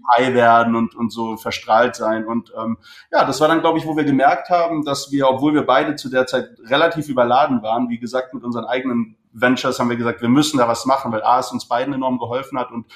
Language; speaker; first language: German; native; German